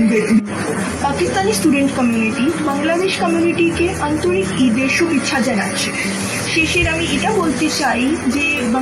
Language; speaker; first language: Bangla; non-native, fluent; Urdu